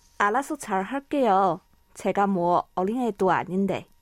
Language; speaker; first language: Korean; non-native, fluent; Chinese